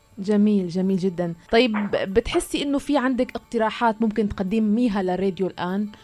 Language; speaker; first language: Arabic; native; Arabic